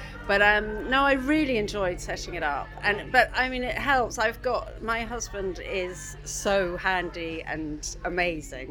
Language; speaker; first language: English; native; English